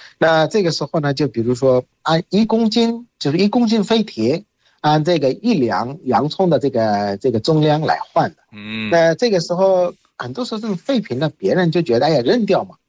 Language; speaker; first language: Chinese; non-native, fluent; Bangla